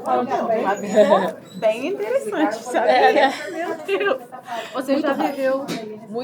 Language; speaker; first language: Portuguese; early bilingual, heritage; Portuguese